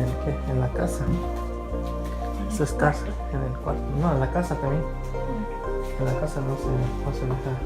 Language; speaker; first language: Spanish; early bilingual, heritage; Spanish